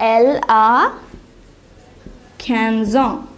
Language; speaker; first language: French; non-native, learner; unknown